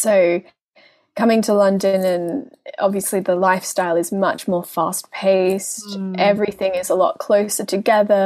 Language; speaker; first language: English; native; English